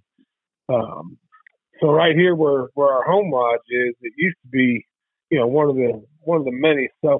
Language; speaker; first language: English; native; English